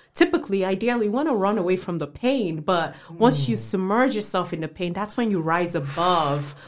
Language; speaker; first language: English; early bilingual, other home language; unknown